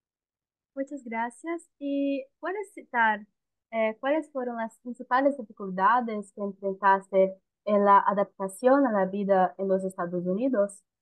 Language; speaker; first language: Spanish; non-native, learner; Portuguese